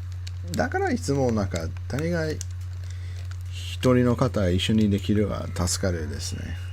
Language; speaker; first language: Japanese; non-native, learner; English